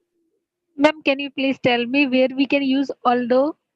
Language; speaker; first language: English; non-native, learner; Hindi